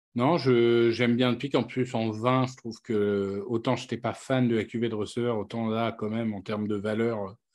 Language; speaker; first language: French; native; French